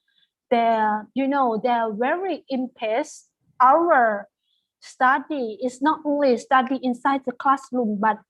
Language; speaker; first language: English; non-native, fluent; Thai